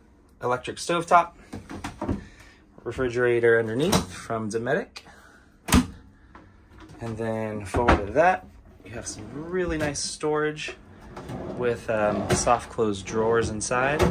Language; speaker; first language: English; native; English